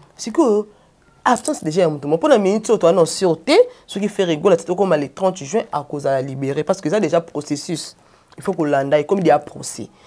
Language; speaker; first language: Lingala; native; Lingala